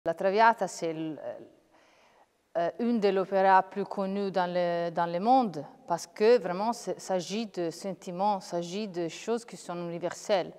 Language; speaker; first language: French; non-native, fluent; Italian